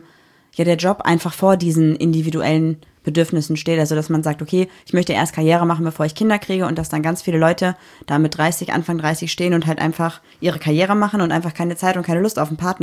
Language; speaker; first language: German; native; German